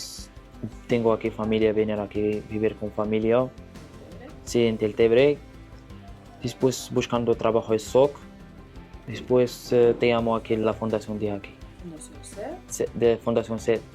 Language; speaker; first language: Spanish; non-native, learner; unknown